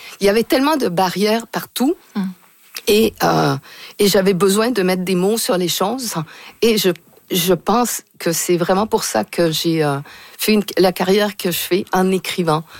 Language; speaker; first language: French; native; French